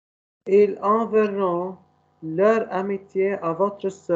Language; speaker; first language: French; non-native, learner; Arabic